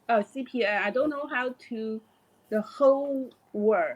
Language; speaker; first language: English; non-native, learner; Chinese